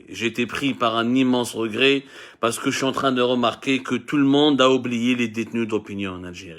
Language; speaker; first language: French; non-native, local second language; Arabic